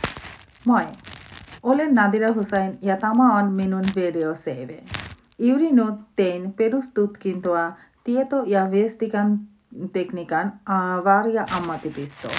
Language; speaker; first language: Finnish; non-native, fluent; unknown